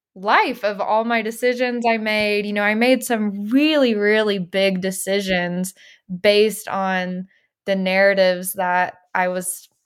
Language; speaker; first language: English; native; English